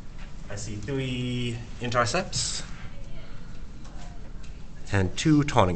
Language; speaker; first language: English; native; English